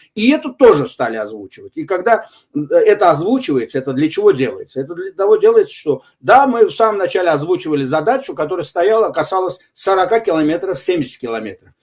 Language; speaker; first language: Russian; non-native, local second language; Azerbaijani